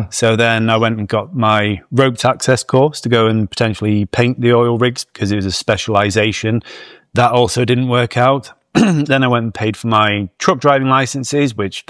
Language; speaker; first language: English; native; English